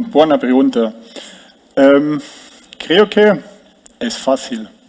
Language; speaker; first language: Spanish; non-native, fluent; German